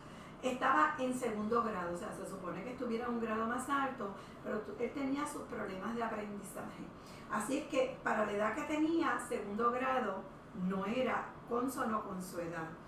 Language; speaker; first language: Spanish; native; Spanish